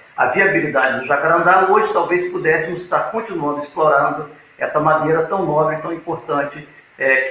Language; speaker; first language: Portuguese; native; Portuguese